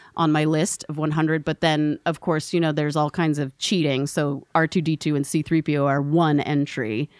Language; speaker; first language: English; native; English